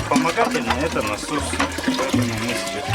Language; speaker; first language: Russian; native; Russian